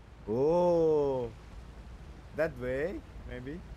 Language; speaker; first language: English; non-native, learner; Indonesian